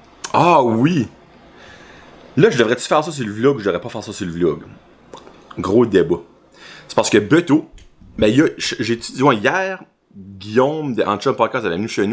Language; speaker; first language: French; native; French